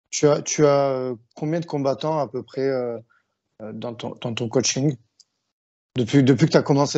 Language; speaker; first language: French; native; French